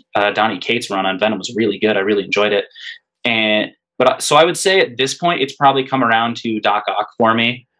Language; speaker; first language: English; native; English